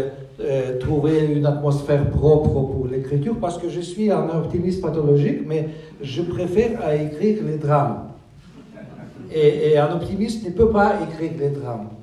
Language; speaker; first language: French; non-native, fluent; Russian